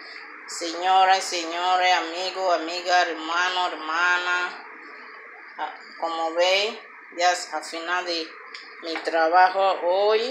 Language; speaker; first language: Spanish; non-native, learner; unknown